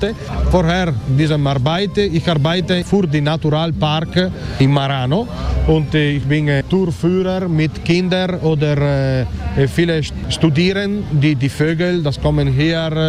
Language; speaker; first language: German; non-native, learner; Italian